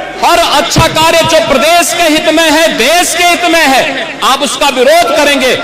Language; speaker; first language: Hindi; native; Hindi